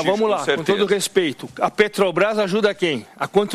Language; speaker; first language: Portuguese; native; Portuguese